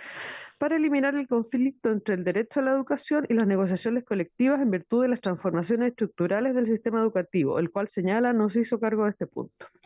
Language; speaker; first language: Spanish; native; Spanish